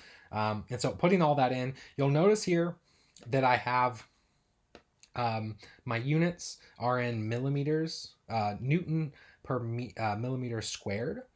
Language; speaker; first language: English; native; English